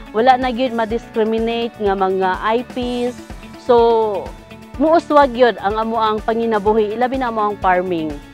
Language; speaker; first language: Cebuano; non-native, local second language; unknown